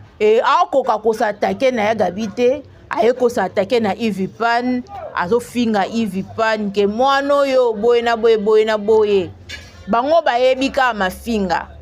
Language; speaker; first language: Lingala; native; Lingala